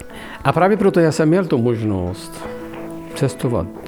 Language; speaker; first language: Czech; non-native, fluent; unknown